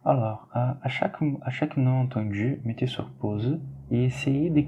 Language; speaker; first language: French; non-native, fluent; Portuguese